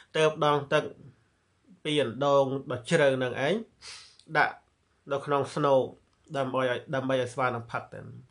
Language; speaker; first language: Khmer; native; Khmer